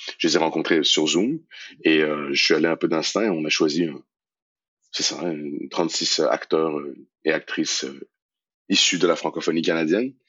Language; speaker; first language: French; early bilingual, other home language; Persian